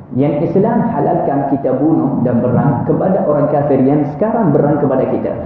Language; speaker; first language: Malay; non-native, fluent; Arabic